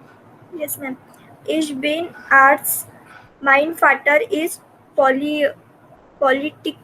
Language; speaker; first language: German; non-native, learner; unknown